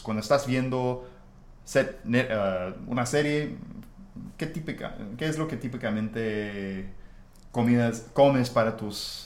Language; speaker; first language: Spanish; non-native, fluent; English